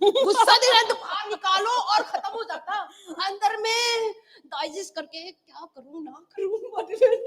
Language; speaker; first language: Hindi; non-native, local second language; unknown